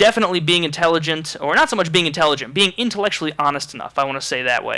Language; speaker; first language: English; native; English